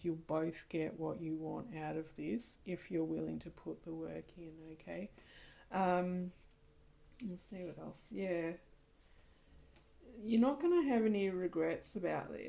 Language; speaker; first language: English; native; English